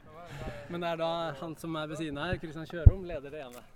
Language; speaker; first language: Norwegian; native; Norwegian